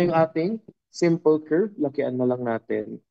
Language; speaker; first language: Filipino; native; Filipino